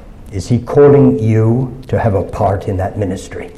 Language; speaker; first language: English; early bilingual, other home language; Chinese